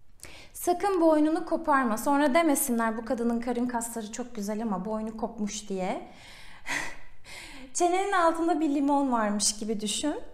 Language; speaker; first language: Turkish; native; Turkish